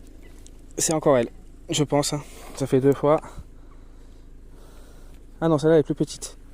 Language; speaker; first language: French; native; French